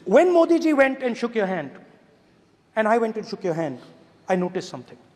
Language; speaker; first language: English; non-native, local second language; Hindi